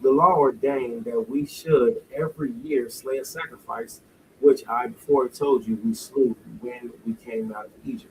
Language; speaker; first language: English; native; English